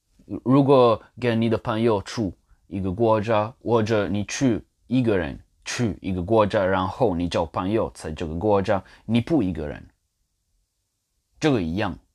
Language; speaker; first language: Chinese; non-native, learner; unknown